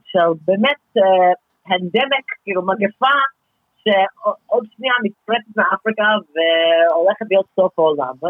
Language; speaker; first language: Hebrew; non-native, fluent; English